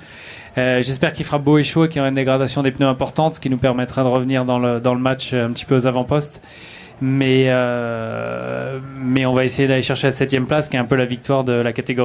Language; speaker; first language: French; native; French